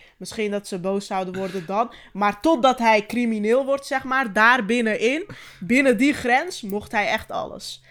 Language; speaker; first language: Dutch; early bilingual, other home language; Turkish